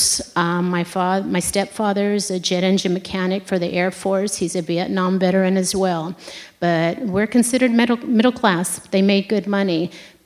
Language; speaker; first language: English; native; English